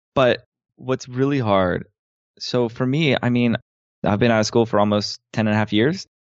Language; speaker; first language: English; native; English